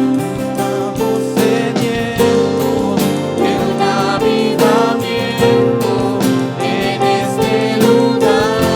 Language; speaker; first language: Spanish; native; Spanish